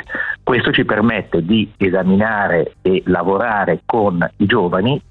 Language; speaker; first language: Italian; native; Italian